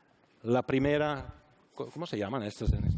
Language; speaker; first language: Spanish; non-native, fluent; Italian